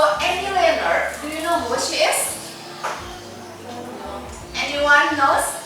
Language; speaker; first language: English; non-native, fluent; Indonesian